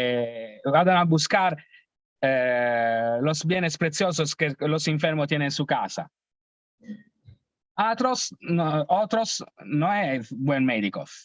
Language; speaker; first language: Spanish; non-native, learner; Italian